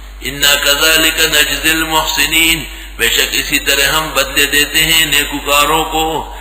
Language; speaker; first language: Urdu; non-native, local second language; Pashto